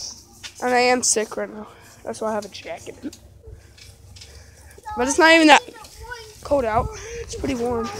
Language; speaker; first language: English; native; English